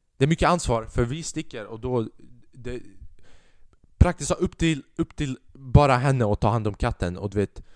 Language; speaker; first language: Swedish; early bilingual, other home language; Albanian